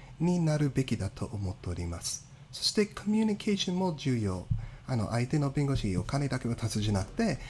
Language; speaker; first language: Japanese; non-native, fluent; English